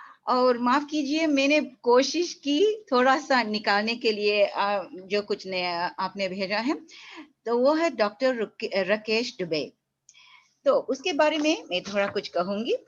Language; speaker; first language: Hindi; early bilingual, heritage; Hindi